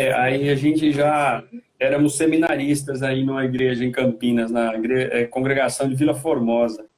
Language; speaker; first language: Portuguese; native; Portuguese